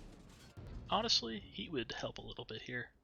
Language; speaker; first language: English; native; English